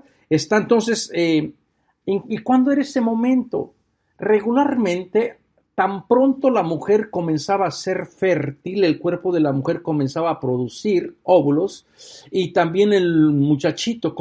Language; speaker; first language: Spanish; native; Spanish